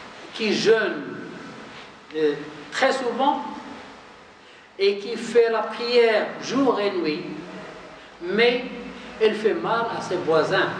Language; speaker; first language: French; non-native, local second language; Arabic